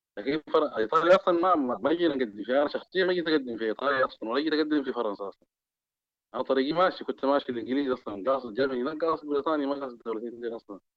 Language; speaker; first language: Arabic; native; Arabic